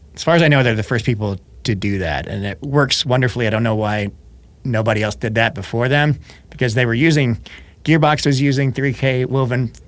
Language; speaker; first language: English; native; English